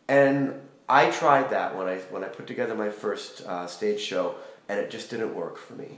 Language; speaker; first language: English; native; English